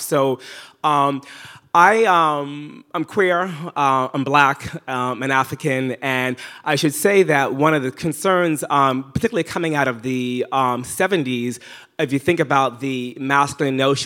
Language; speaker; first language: English; native; English